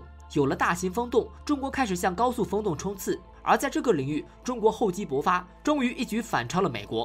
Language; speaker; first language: Chinese; native; Chinese